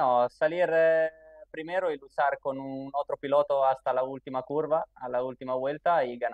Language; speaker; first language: Spanish; non-native, fluent; Italian